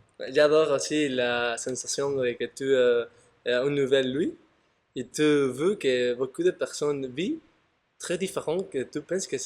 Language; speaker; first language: French; non-native, learner; Spanish